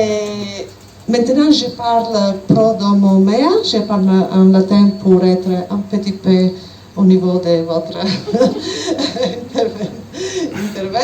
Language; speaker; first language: French; non-native, learner; Italian